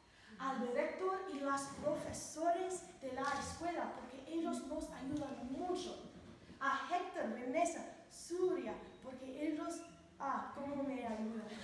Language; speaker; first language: Spanish; non-native, learner; English